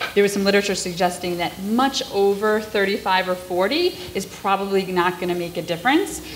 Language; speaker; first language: English; native; English